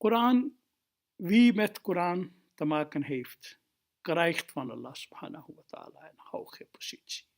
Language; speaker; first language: Dutch; non-native, fluent; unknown